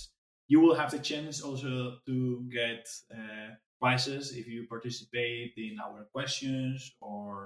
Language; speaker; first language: English; non-native, fluent; Spanish